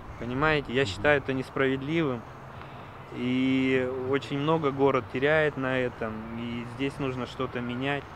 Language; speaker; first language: Russian; native; Russian